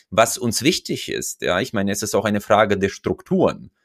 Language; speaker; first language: German; non-native, fluent; Russian